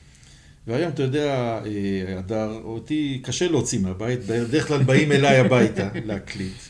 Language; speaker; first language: Hebrew; native; Hebrew